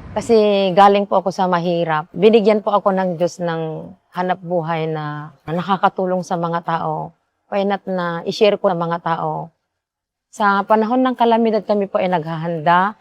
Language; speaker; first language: Filipino; non-native, local second language; Iloko